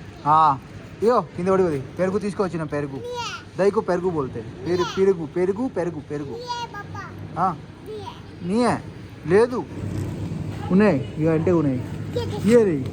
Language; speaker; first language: Telugu; non-native, learner; Hindi